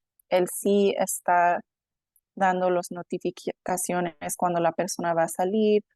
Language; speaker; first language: Spanish; non-native, fluent; English